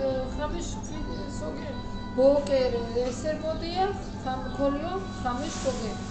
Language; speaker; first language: Hebrew; non-native, learner; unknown